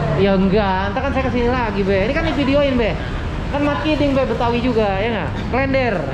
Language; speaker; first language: Indonesian; native; Indonesian